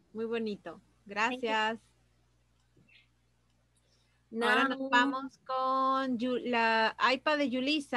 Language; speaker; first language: Spanish; native; Spanish